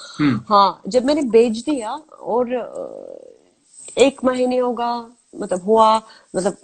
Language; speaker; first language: Hindi; non-native, learner; Azerbaijani